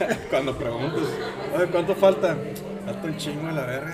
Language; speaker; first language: Spanish; native; Spanish